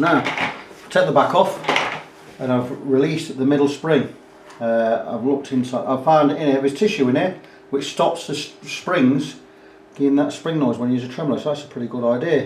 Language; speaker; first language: English; native; English